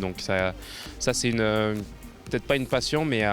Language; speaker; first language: French; native; French